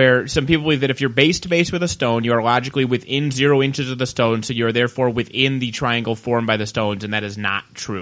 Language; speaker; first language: English; native; English